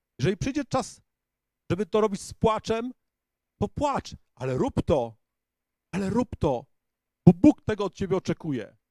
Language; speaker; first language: Polish; native; Polish